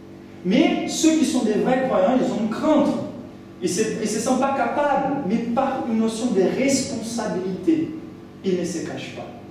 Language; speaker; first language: French; non-native, fluent; Portuguese